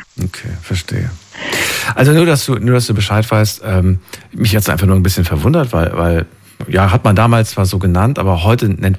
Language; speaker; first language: German; native; German